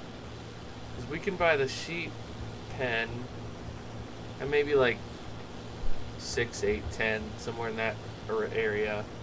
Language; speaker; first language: English; native; English